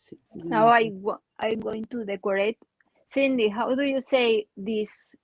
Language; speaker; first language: English; non-native, learner; Spanish